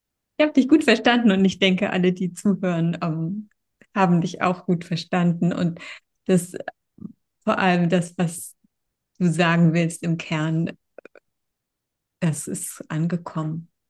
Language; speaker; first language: German; native; German